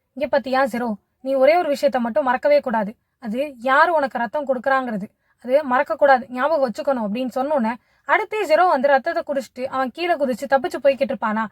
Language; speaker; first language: Tamil; native; Tamil